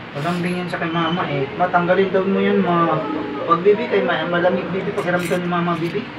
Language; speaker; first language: Filipino; non-native, local second language; Cebuano